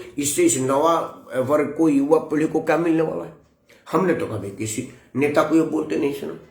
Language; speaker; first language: Hindi; native; Hindi